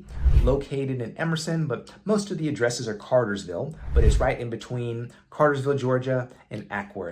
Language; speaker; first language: English; native; English